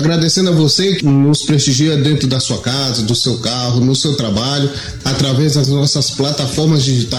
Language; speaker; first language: Portuguese; native; Portuguese